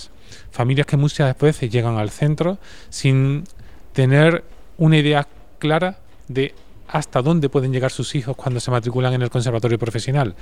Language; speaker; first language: Spanish; native; Spanish